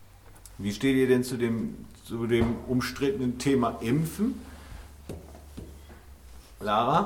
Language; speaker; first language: German; native; German